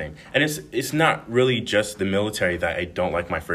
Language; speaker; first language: English; native; English